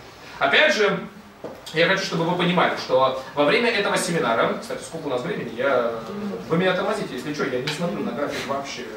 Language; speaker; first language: Russian; native; Russian